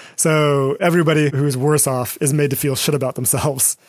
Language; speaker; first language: English; native; English